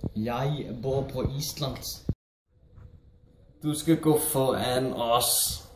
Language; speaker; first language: Danish; non-native, learner; Icelandic